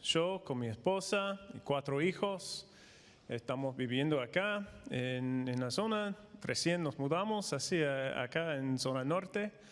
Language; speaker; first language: Spanish; non-native, fluent; English